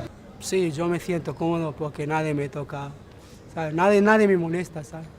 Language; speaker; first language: Spanish; non-native, fluent; Arabic